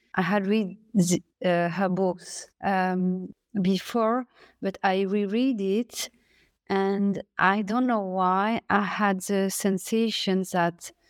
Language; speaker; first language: English; non-native, fluent; French